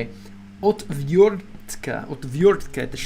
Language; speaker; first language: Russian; non-native, learner; English